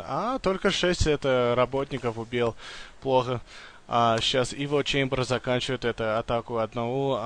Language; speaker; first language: Russian; early bilingual, heritage; English